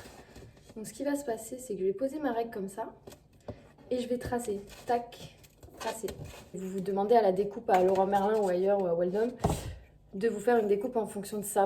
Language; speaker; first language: French; native; French